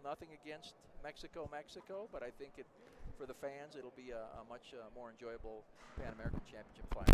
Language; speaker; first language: English; native; English